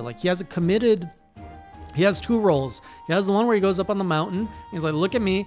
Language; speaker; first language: English; native; English